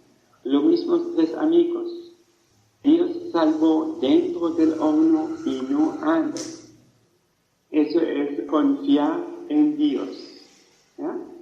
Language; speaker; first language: Spanish; non-native, fluent; German